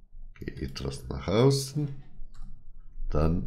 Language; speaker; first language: German; non-native, fluent; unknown